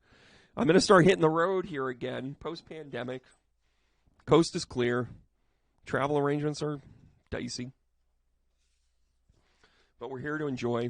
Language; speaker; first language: English; native; English